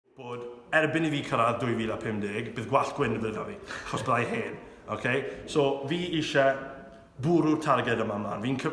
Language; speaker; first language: Welsh; non-native, local second language; English